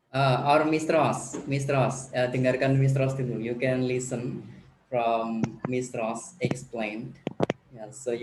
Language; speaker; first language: English; non-native, learner; Indonesian